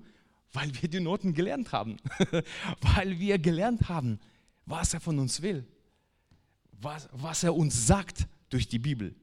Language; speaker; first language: German; non-native, fluent; Russian